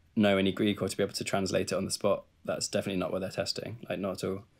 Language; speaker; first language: English; native; English